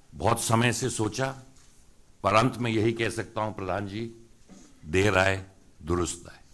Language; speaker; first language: Hindi; native; Hindi